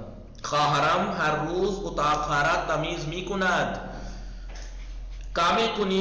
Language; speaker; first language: Persian; non-native, fluent; Urdu